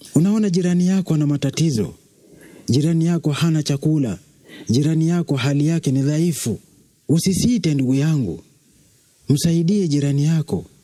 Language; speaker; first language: Swahili; native; Swahili